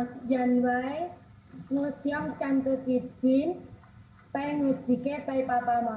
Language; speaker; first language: Chinese; non-native, learner; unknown